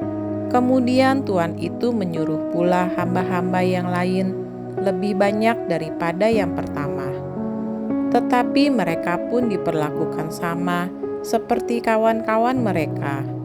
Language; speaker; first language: Indonesian; native; Indonesian